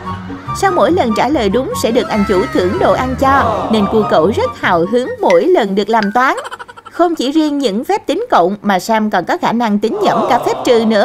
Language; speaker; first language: Vietnamese; native; Vietnamese